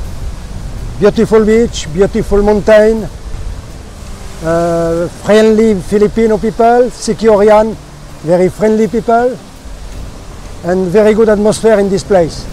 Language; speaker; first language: English; non-native, learner; French